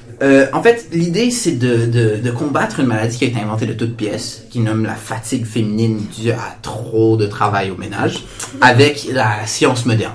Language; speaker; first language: French; native; French